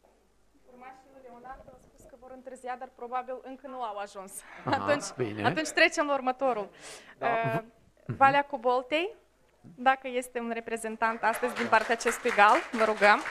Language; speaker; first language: Romanian; native; Romanian